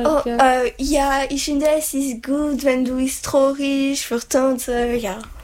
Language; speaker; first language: German; non-native, learner; French